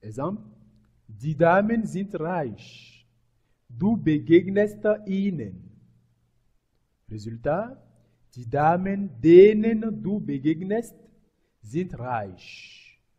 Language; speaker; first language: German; non-native, fluent; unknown